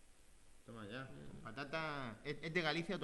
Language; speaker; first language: Spanish; native; Spanish